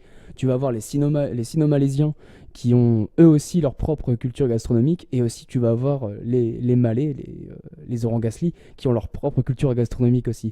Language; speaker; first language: French; native; French